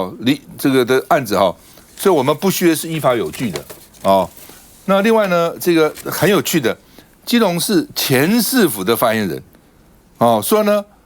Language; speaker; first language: Chinese; native; Chinese